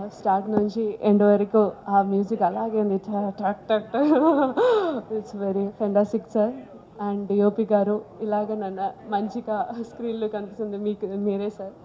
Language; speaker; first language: Telugu; non-native, learner; Malayalam